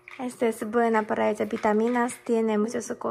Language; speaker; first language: Spanish; non-native, learner; Japanese